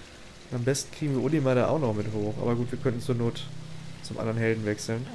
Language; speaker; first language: German; native; German